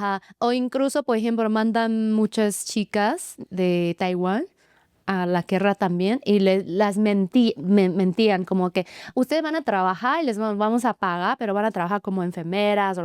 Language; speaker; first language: Spanish; non-native, fluent; Chinese